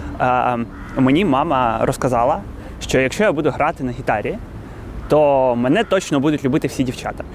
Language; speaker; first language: Ukrainian; non-native, local second language; Russian